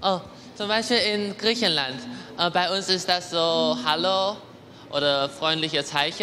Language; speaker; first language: German; non-native, learner; Chinese